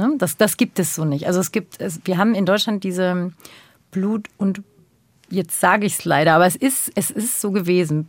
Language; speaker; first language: German; early bilingual, other home language; Turkish